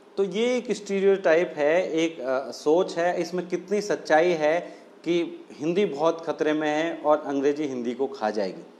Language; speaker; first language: Hindi; non-native, local second language; Rajasthani